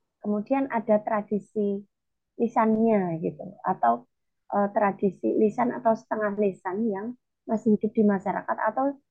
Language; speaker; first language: Indonesian; non-native, local second language; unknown